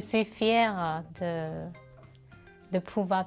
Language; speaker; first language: French; non-native, learner; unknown